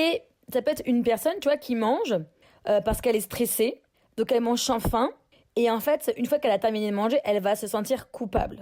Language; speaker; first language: French; native; French